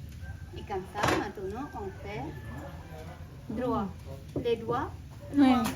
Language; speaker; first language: French; non-native, learner; Indonesian